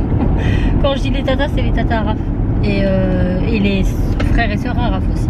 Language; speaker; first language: French; native; French